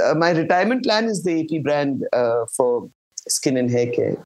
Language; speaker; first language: English; non-native, local second language; Malayalam